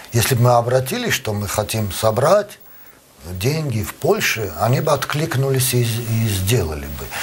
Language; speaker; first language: Russian; non-native, local second language; Armenian